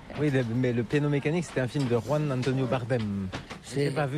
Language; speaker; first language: French; native; French